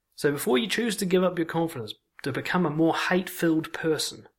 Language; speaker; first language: English; native; English